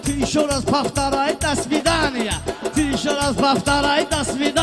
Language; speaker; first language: Russian; non-native, learner; Talysh